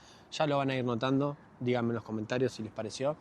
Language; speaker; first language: Spanish; native; Spanish